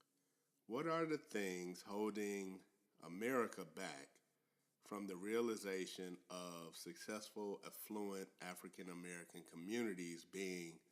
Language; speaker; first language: English; native; English